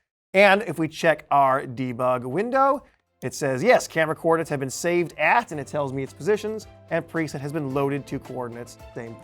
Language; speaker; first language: English; native; English